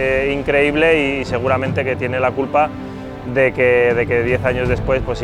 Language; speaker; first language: Spanish; native; Spanish